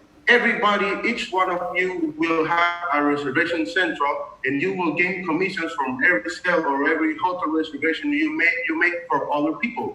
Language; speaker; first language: English; non-native, fluent; Spanish